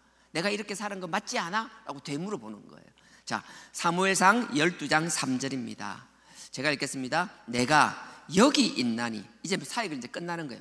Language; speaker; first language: Korean; native; Korean